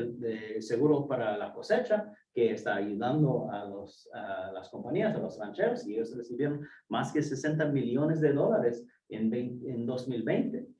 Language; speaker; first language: Spanish; non-native, fluent; English